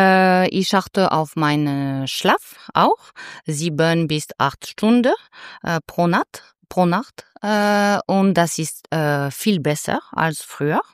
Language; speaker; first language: German; non-native, learner; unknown